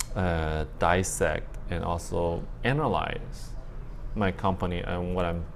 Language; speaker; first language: English; early bilingual, other home language; Chinese